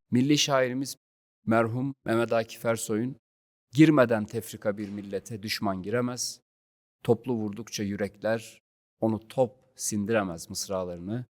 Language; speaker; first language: Turkish; native; Turkish